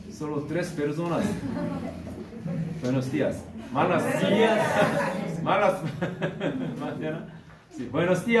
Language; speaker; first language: Spanish; non-native, learner; Korean